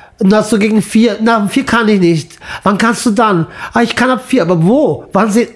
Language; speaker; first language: German; early bilingual, other home language; Croatian